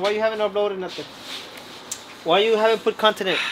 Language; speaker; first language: English; early bilingual, other home language; Spanish